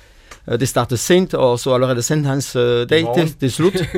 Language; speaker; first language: Danish; non-native, fluent; French